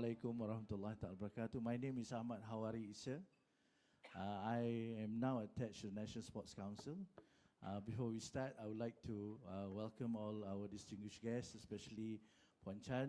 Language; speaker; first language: English; non-native, local second language; Malay